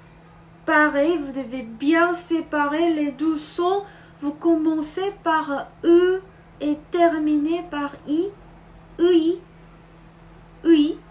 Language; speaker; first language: French; non-native, fluent; Korean